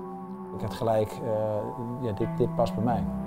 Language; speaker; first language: Dutch; native; Dutch